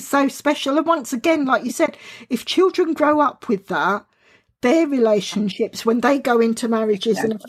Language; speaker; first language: English; native; English